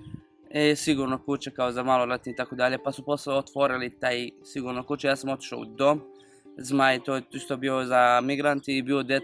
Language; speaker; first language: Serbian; non-native, fluent; Kurdish